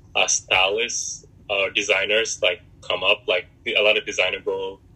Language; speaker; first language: English; early bilingual, other home language; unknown